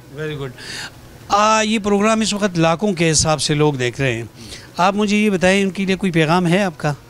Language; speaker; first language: Urdu; non-native, local second language; Pashto